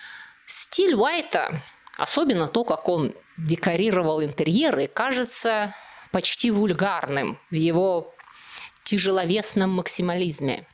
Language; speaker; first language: Russian; native; Russian